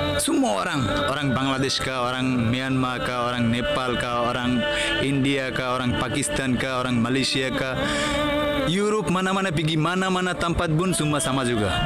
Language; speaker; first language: Malay; non-native, learner; Bangla